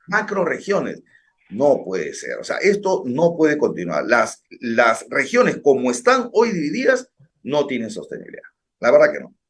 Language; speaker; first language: Spanish; native; Spanish